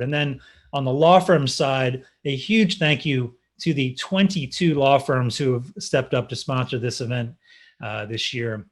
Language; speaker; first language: English; native; English